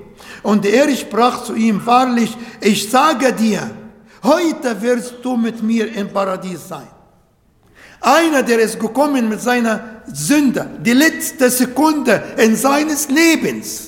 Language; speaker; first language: German; non-native, learner; Arabic